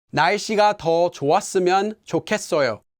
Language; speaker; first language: Korean; non-native, fluent; English